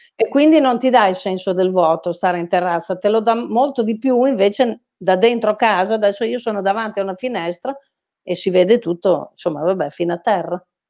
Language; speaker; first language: Italian; native; Italian